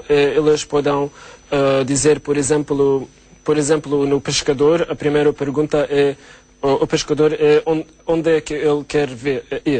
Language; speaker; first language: Portuguese; non-native, learner; Arabic